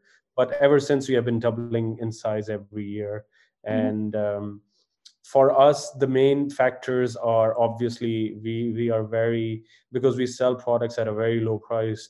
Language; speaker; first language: English; non-native, local second language; Punjabi